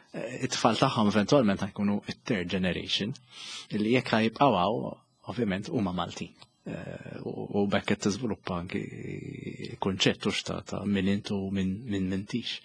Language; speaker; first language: Maltese; native; Maltese